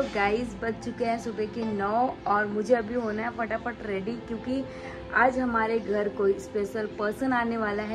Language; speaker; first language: Hindi; native; Hindi